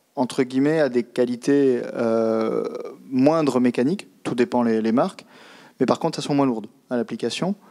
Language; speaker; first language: French; native; French